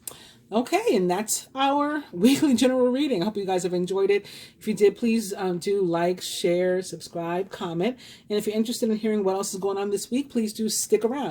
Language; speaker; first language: English; native; English